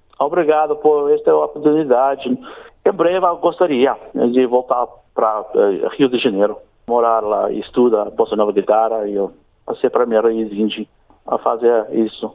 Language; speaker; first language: Portuguese; non-native, learner; English